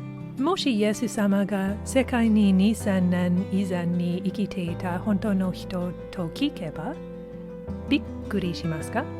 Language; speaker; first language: Japanese; non-native, learner; English